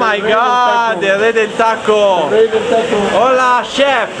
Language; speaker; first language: Spanish; non-native, learner; Italian